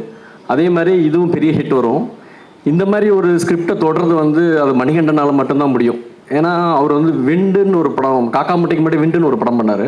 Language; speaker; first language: Tamil; native; Tamil